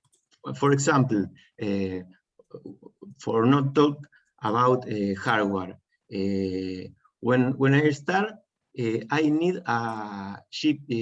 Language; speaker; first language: English; non-native, learner; Spanish